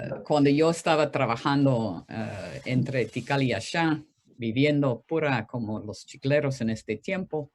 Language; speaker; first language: Spanish; non-native, fluent; English